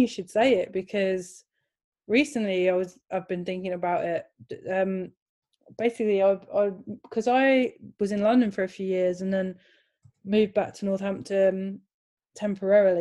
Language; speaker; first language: English; native; English